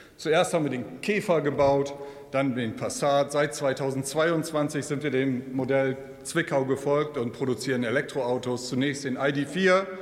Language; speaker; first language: German; native; German